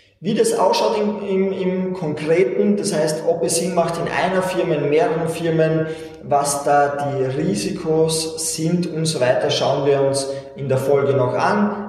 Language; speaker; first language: German; native; German